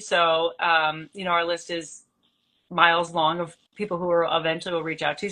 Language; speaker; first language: English; native; English